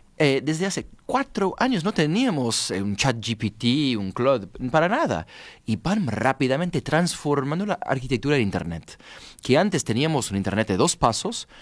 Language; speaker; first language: Spanish; non-native, fluent; English